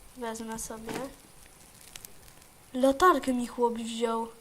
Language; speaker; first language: Polish; native; Polish